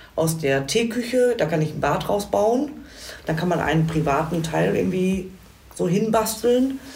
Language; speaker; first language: German; native; German